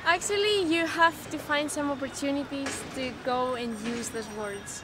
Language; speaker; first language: English; non-native, fluent; Greek